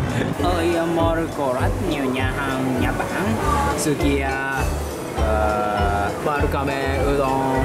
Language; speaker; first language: Vietnamese; non-native, learner; Japanese